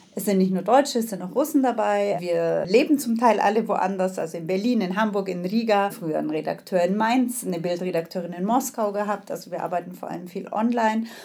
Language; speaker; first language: German; native; German